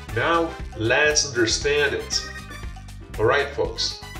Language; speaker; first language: English; non-native, fluent; Portuguese